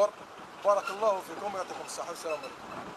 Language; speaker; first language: Arabic; native; Arabic